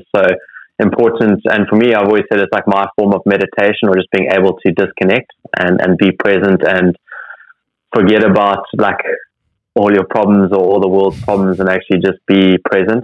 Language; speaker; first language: English; native; English